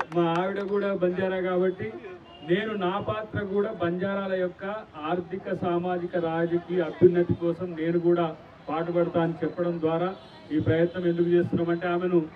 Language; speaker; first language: Telugu; native; Telugu